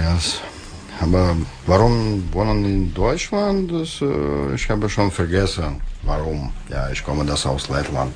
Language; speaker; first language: German; non-native, learner; Russian